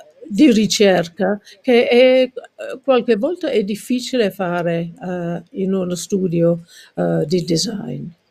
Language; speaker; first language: Italian; non-native, fluent; English